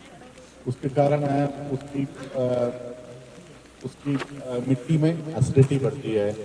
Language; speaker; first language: Hindi; native; Hindi